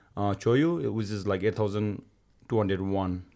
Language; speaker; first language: English; non-native, local second language; Sherpa